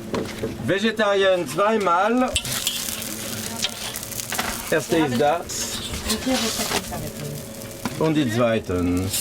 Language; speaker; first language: German; non-native, learner; French